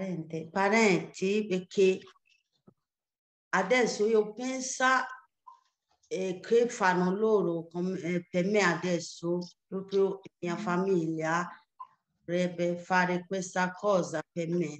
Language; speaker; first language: Italian; non-native, learner; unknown